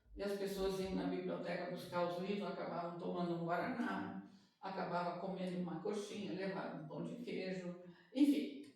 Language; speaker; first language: Portuguese; native; Portuguese